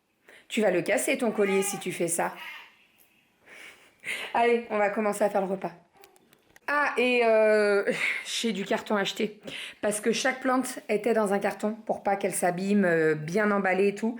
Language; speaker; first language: French; native; French